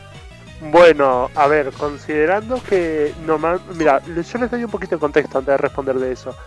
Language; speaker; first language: Spanish; native; Spanish